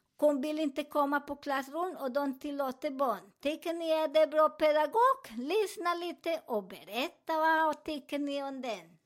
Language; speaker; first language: Swedish; non-native, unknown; Spanish